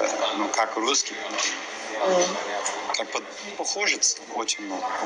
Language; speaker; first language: Russian; non-native, learner; English